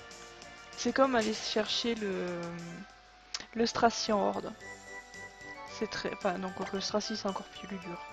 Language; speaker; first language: French; native; French